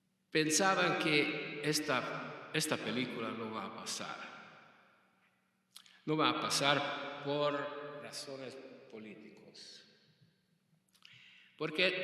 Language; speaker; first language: Spanish; non-native, fluent; Hungarian